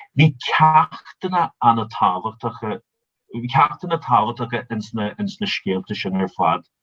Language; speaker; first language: Irish; native; Irish